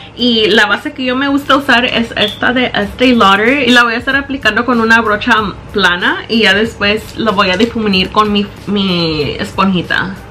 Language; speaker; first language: Spanish; early bilingual, heritage; Spanish